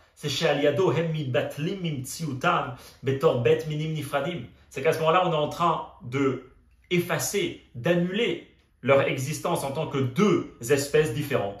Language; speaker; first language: French; native; French